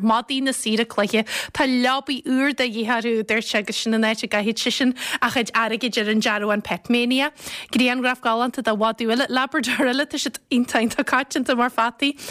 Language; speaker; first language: Irish; native; Irish